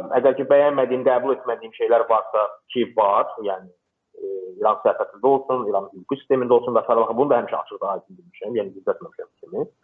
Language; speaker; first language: Azerbaijani; non-native, local second language; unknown